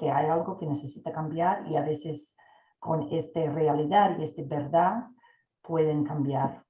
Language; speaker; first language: Spanish; non-native, fluent; English